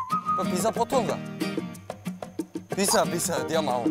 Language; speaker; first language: Indonesian; non-native, learner; Korean